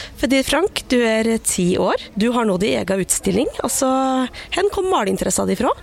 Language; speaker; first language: Norwegian; native; Norwegian